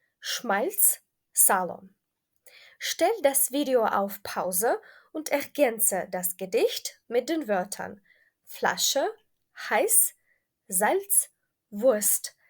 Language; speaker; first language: German; non-native, fluent; Ukrainian